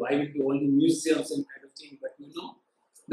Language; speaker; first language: English; non-native, local second language; Gujarati